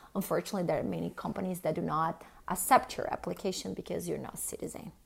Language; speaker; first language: English; non-native, fluent; Portuguese